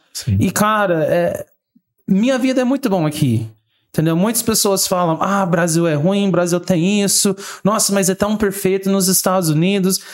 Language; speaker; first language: Portuguese; non-native, fluent; English